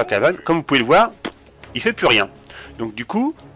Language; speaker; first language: French; native; French